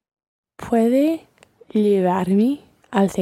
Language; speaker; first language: Spanish; non-native, learner; English